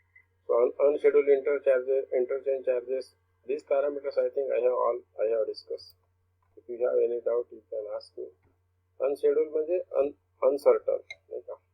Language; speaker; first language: English; non-native, local second language; Marathi